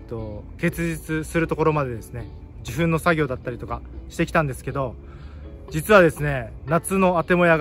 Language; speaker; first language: Japanese; native; Japanese